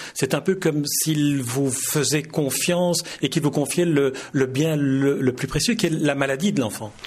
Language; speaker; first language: French; native; French